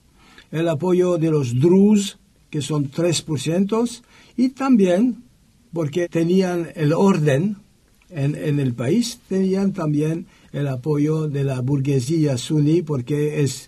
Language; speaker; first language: Spanish; non-native, learner; French